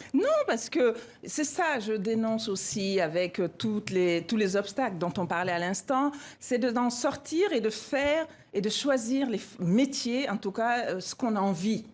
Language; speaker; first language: French; non-native, local second language; Bambara